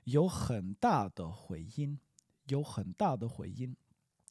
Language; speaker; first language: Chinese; non-native, fluent; English